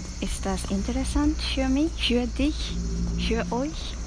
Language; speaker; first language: German; non-native, learner; Japanese